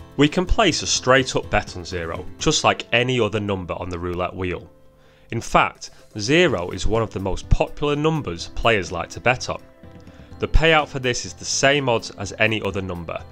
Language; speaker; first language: English; native; English